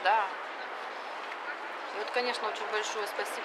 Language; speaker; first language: Russian; native; Russian